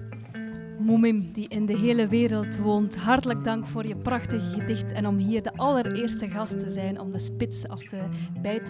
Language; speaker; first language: Dutch; native; Dutch